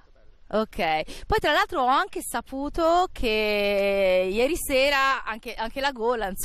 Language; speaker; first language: Italian; native; Italian